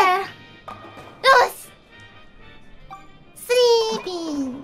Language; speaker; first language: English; non-native, learner; Japanese